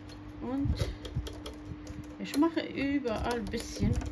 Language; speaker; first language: German; non-native, fluent; Croatian